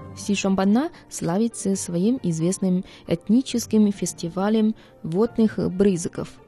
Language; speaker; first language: Russian; non-native, fluent; Chinese